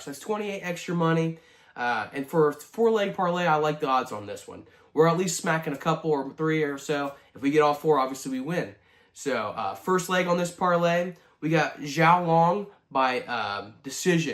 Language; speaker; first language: English; native; English